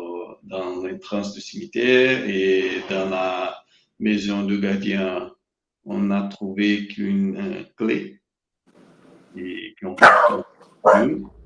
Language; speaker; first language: French; non-native, learner; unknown